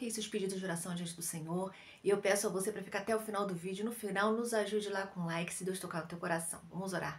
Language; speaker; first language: Portuguese; native; Portuguese